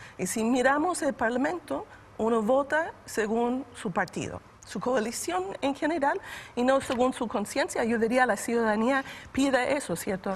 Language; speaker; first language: Spanish; non-native, fluent; English